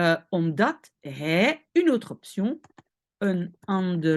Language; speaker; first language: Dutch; non-native, fluent; French